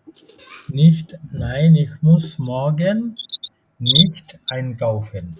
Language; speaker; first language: German; non-native, fluent; Bangla